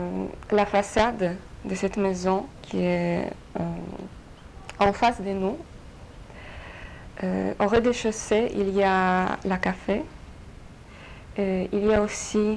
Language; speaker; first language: French; non-native, fluent; Polish